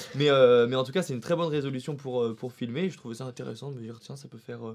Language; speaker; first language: French; native; French